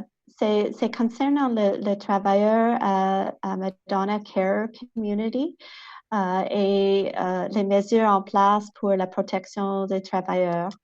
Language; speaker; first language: French; non-native, local second language; English